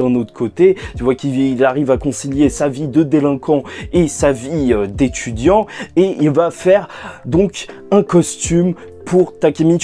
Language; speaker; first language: French; native; French